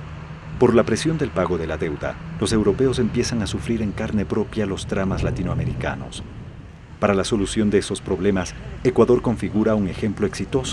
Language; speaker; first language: Spanish; native; Spanish